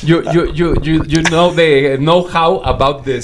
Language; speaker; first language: English; non-native, learner; Spanish